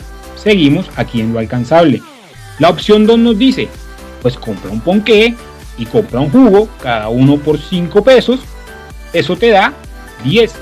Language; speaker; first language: Spanish; native; Spanish